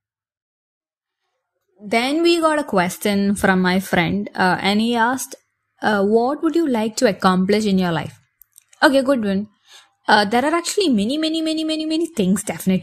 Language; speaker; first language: English; non-native, local second language; Malayalam